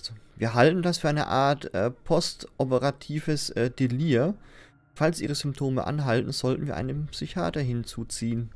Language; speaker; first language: German; native; German